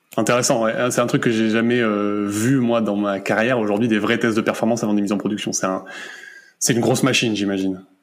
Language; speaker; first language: French; native; French